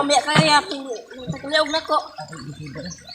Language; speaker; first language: Filipino; non-native, local second language; Cebuano